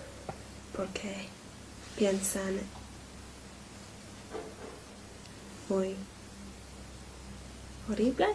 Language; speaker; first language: Spanish; non-native, learner; English